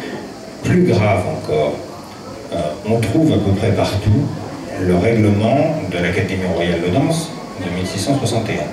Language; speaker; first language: French; native; French